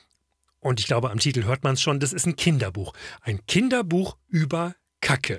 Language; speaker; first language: German; native; German